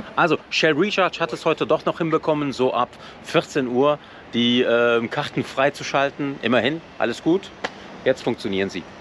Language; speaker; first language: German; early bilingual, other home language; Turkish